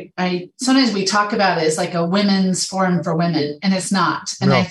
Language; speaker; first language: English; native; English